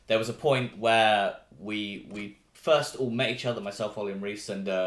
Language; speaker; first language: English; native; English